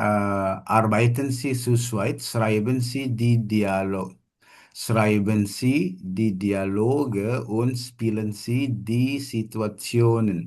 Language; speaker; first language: German; non-native, fluent; Indonesian